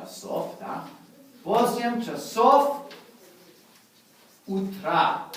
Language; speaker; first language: Russian; non-native, fluent; English